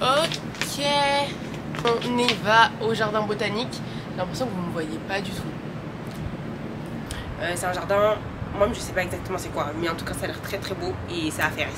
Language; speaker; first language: French; native; French